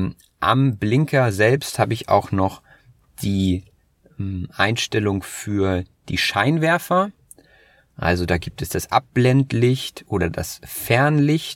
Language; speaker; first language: German; native; German